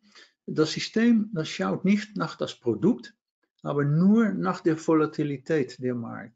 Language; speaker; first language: German; non-native, fluent; Dutch